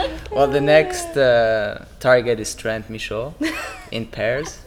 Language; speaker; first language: English; non-native, fluent; French